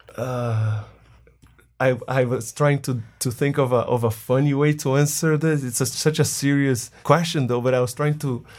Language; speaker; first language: English; non-native, fluent; Portuguese